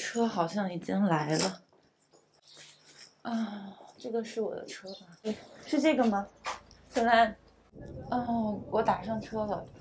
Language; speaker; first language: Chinese; native; Chinese